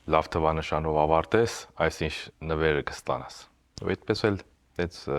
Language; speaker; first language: Armenian; early bilingual, heritage; Armenian